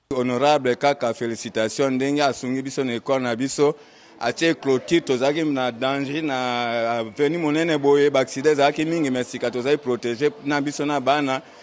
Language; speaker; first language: Lingala; native; Lingala